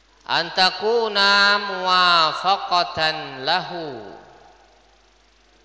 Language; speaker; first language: Arabic; non-native, fluent; Indonesian